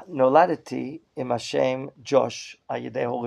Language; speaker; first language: Hebrew; non-native, fluent; English